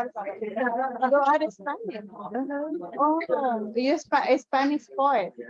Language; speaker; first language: English; non-native, learner; Spanish